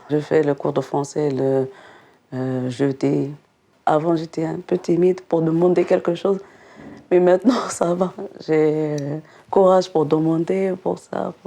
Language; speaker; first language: French; non-native, learner; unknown